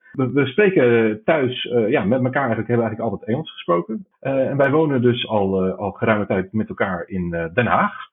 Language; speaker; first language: Dutch; native; Dutch